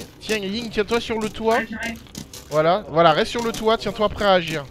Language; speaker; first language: French; native; French